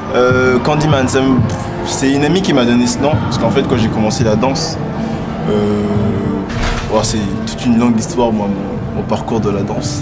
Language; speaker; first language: French; native; French